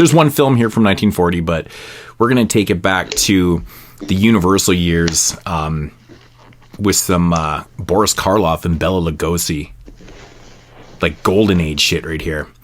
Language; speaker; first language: English; native; English